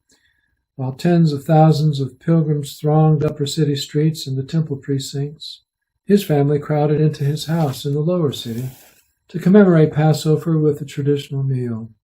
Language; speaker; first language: English; native; English